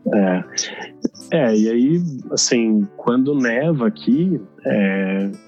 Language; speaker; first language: Portuguese; native; Portuguese